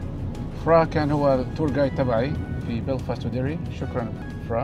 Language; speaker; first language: Arabic; native; Arabic